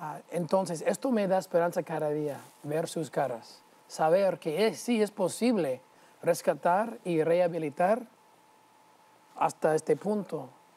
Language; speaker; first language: Spanish; non-native, fluent; English